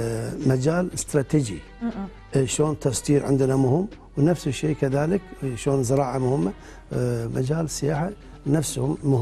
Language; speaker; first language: Arabic; non-native, fluent; Turkish